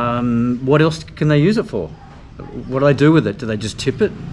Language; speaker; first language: English; native; English